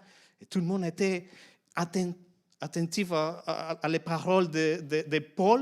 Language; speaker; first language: French; non-native, fluent; Spanish